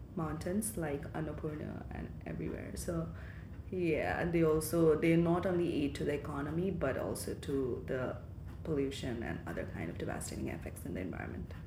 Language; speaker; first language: English; non-native, local second language; Nepali